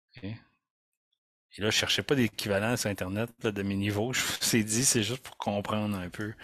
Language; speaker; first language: French; native; French